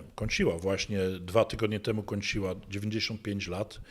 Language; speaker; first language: Polish; non-native, fluent; Dutch